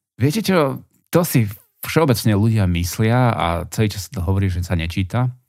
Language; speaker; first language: Slovak; native; Slovak